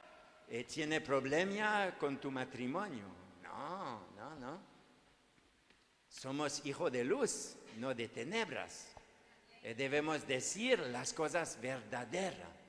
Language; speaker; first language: Spanish; non-native, learner; French